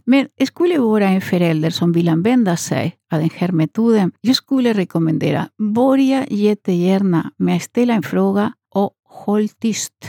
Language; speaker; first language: Swedish; non-native, fluent; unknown